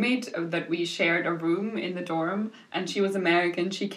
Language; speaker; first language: English; non-native, fluent; German